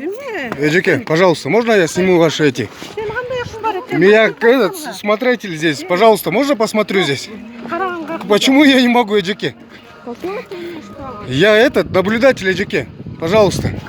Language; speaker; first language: Russian; non-native, local second language; Kyrgyz